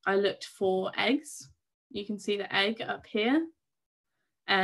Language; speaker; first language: English; native; English